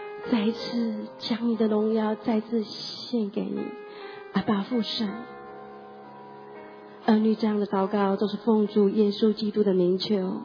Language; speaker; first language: Chinese; native; Chinese